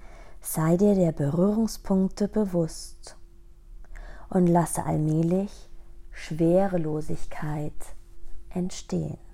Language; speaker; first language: German; native; German